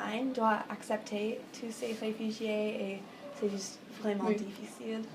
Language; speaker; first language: French; non-native, fluent; English